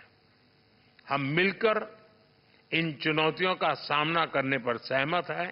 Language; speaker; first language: Hindi; native; Hindi